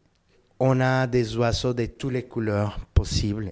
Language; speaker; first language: French; non-native, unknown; Spanish